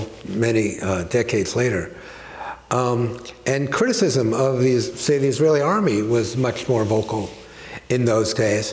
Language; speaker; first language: English; native; English